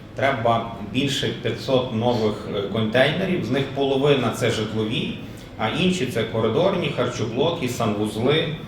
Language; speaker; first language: Ukrainian; native; Ukrainian